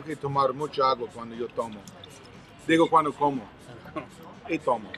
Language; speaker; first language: Spanish; non-native, learner; English